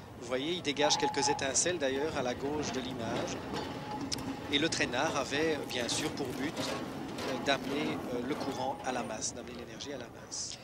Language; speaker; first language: French; native; French